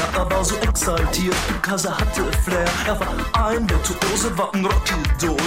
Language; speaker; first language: German; native; German